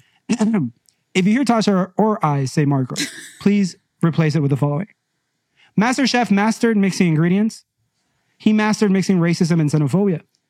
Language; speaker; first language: English; native; English